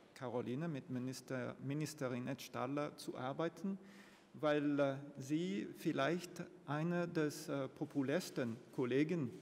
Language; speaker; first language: German; non-native, learner; Spanish